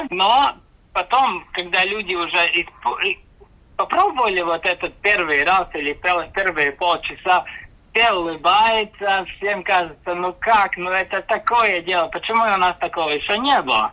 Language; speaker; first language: Russian; non-native, local second language; Latvian